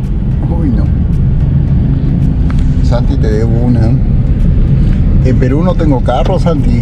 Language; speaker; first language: Spanish; native; Spanish